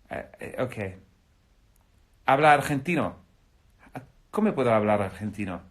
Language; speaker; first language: Spanish; non-native, learner; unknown